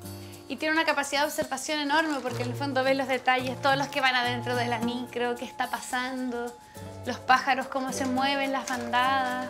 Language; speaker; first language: Spanish; native; Spanish